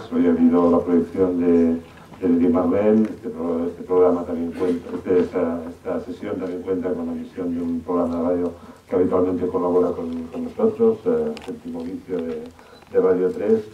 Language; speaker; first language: Spanish; native; Spanish